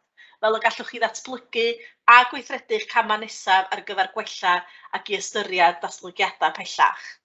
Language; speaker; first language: Welsh; native; Welsh